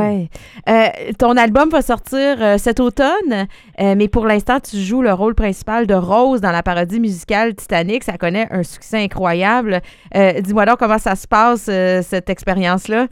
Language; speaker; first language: French; native; French